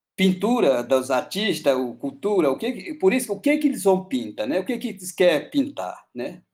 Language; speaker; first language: Portuguese; non-native, local second language; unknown